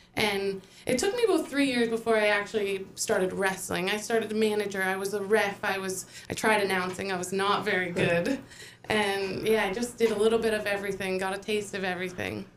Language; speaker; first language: English; native; English